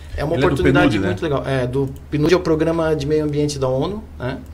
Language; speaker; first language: Portuguese; non-native, fluent; German